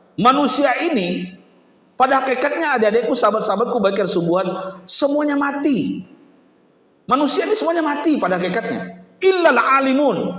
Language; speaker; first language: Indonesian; native; Indonesian